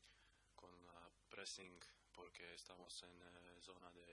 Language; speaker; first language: Spanish; non-native, learner; Croatian